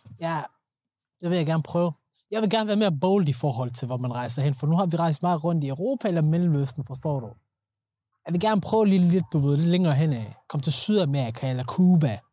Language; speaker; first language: Danish; early bilingual, other home language; Somali